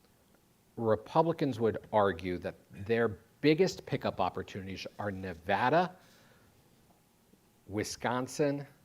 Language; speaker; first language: English; native; English